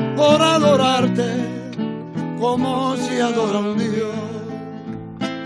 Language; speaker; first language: Spanish; native; Spanish